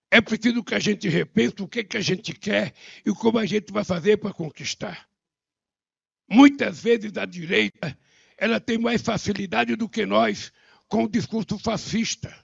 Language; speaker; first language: Portuguese; native; Portuguese